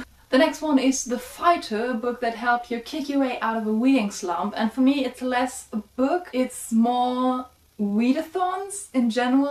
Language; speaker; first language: English; non-native, fluent; German